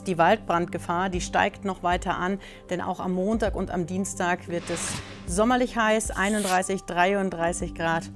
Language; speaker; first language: German; native; German